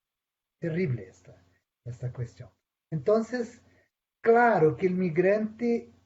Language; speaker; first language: Spanish; non-native, fluent; Portuguese